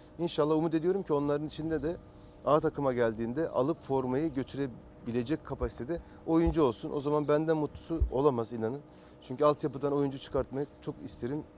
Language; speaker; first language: Turkish; native; Turkish